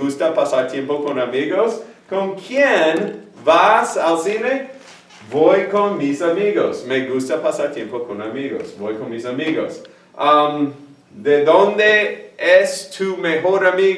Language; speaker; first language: Spanish; non-native, fluent; English